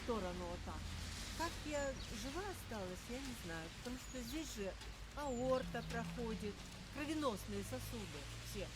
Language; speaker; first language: Russian; native; Russian